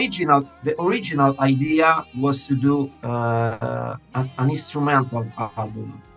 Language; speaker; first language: English; non-native, fluent; Italian